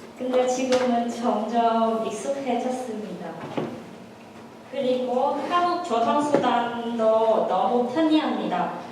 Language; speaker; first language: Korean; non-native, learner; Vietnamese